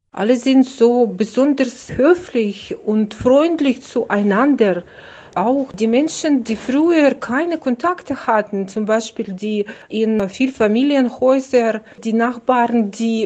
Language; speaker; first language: German; non-native, fluent; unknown